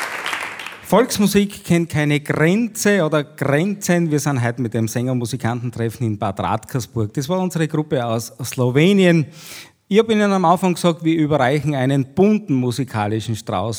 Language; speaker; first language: German; native; German